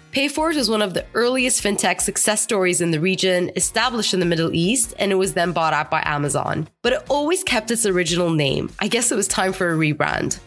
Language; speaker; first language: English; non-native, fluent; Arabic